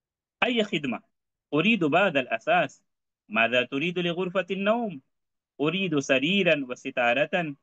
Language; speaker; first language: Arabic; non-native, fluent; Urdu